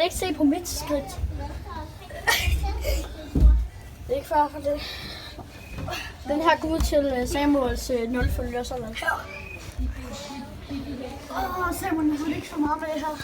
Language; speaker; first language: Danish; native; Danish